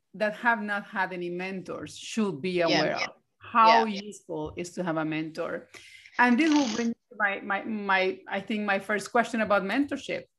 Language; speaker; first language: English; non-native, fluent; Spanish